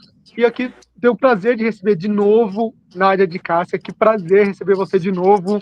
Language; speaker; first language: Portuguese; native; Portuguese